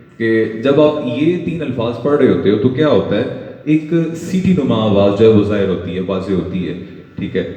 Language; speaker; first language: Urdu; non-native, local second language; Punjabi